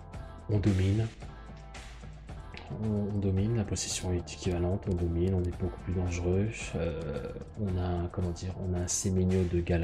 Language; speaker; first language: French; native; French